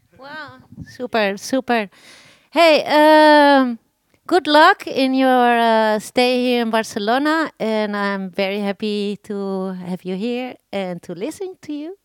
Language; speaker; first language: English; non-native, learner; Spanish